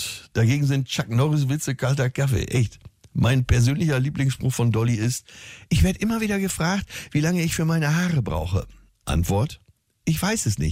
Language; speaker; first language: German; native; German